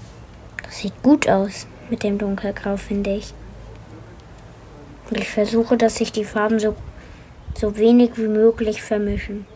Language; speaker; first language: German; native; German